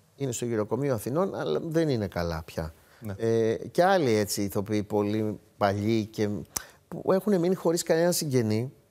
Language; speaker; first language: Greek; native; Greek